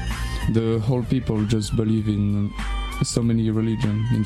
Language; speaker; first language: English; non-native, learner; French